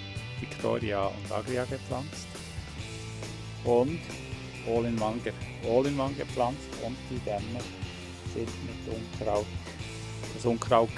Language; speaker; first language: German; native; German